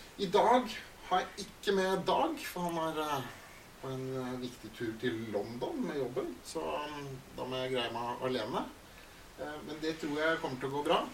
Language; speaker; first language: Norwegian; native; Norwegian